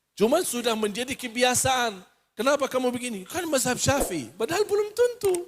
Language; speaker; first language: Indonesian; non-native, fluent; Arabic